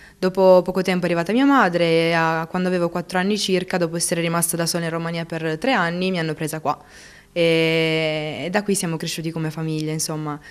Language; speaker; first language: Italian; early bilingual, other home language; Romanian